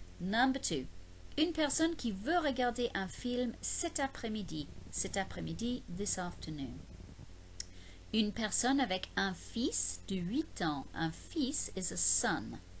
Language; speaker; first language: French; non-native, fluent; English